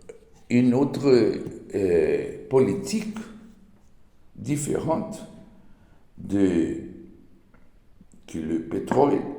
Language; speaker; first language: French; non-native, learner; Portuguese